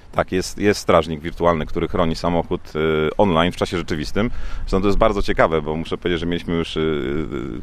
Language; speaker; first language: Polish; native; Polish